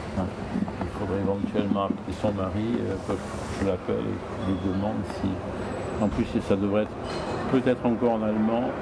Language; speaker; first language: French; native; French